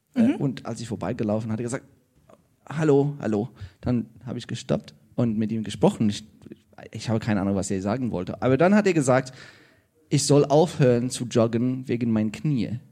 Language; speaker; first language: German; non-native, fluent; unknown